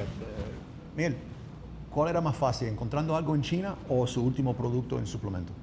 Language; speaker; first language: Spanish; early bilingual, heritage; English